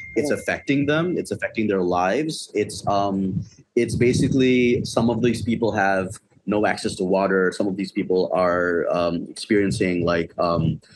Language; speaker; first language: English; non-native, local second language; Bangla